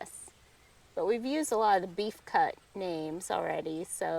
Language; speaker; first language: English; native; English